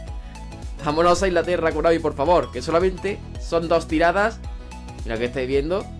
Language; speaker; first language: Spanish; native; Spanish